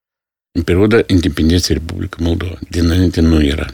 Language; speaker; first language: Romanian; non-native, local second language; Russian